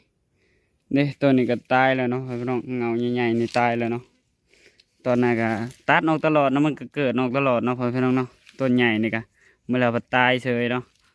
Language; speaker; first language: Thai; non-native, local second language; Lao